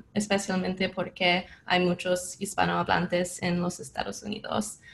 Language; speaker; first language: Spanish; non-native, learner; English